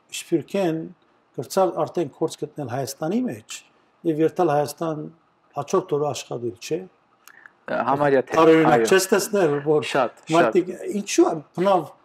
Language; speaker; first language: Armenian; early bilingual, heritage; Armenian